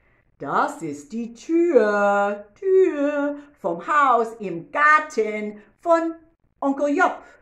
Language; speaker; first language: German; non-native, learner; English